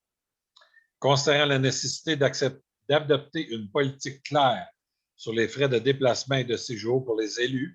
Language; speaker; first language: French; native; French